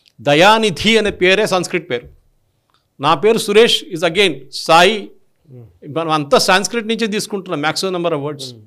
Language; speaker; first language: Telugu; non-native, local second language; Malayalam